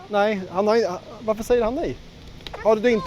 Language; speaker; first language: Swedish; native; Swedish